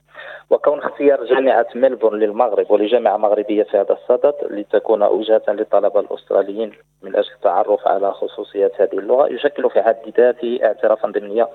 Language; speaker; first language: Arabic; native; Arabic